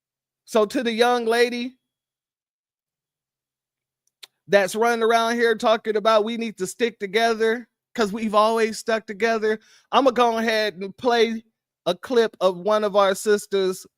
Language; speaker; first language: English; native; English